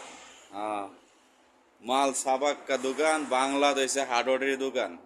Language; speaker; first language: Hindi; non-native, local second language; Bangla